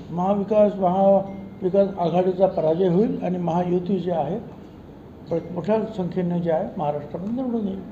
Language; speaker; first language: Marathi; native; Marathi